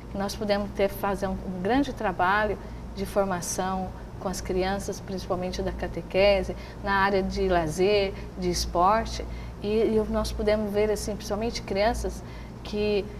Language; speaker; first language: Portuguese; native; Portuguese